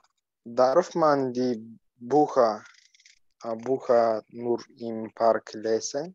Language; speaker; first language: German; non-native, learner; Turkish